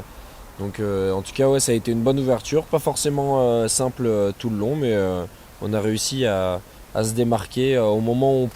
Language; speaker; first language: French; native; French